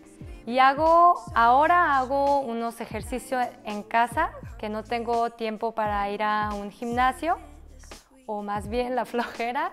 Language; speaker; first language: Spanish; early bilingual, other home language; Korean